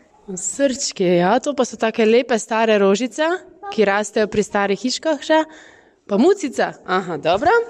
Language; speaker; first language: Slovenian; native; Slovenian